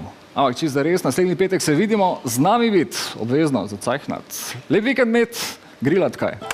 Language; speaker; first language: Slovenian; native; Slovenian